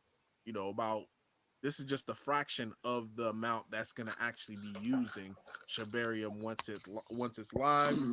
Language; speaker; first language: English; native; English